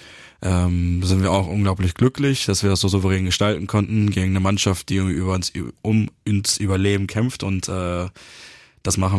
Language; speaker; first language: German; early bilingual, other home language; Turkish